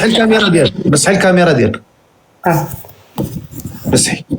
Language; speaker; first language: Arabic; native; Arabic